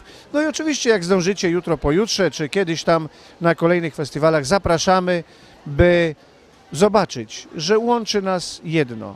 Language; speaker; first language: Polish; native; Polish